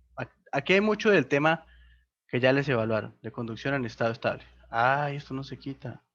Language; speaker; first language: Spanish; native; Spanish